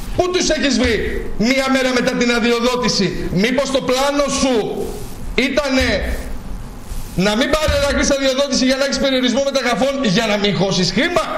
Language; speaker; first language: Greek; native; Greek